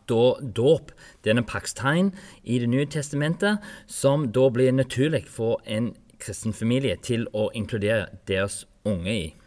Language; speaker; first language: Norwegian; non-native, fluent; English